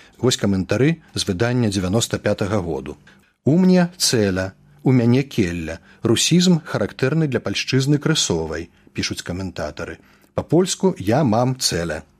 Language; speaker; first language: Belarusian; native; Belarusian